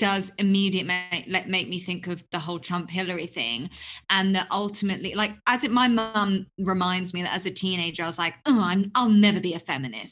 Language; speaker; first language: English; native; English